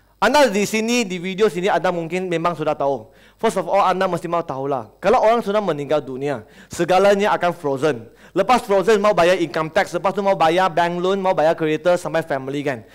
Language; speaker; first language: Malay; non-native, local second language; Chinese